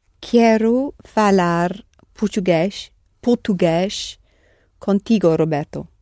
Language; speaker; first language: Portuguese; non-native, learner; English